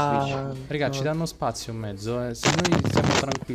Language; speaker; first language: Italian; native; Italian